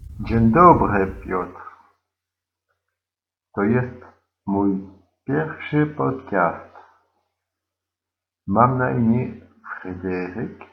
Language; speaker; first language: Polish; non-native, learner; French